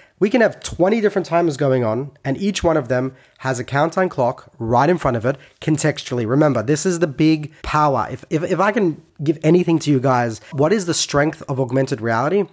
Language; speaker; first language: English; non-native, fluent; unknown